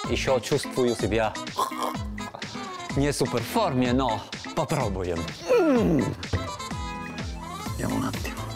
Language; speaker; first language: Russian; non-native, learner; Italian